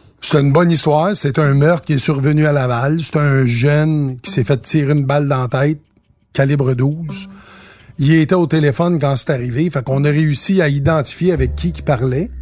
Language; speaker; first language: French; native; French